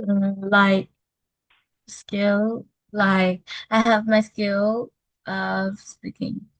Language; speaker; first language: English; non-native, learner; Vietnamese